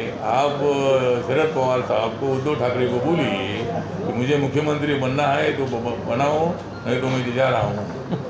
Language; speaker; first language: Hindi; non-native, local second language; Marathi